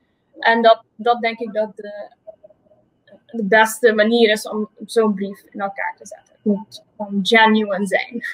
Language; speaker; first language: Dutch; non-native, local second language; Papiamento